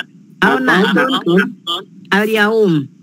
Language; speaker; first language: Arabic; non-native, learner; Indonesian